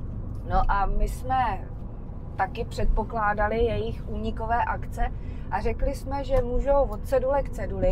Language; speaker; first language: Czech; native; Czech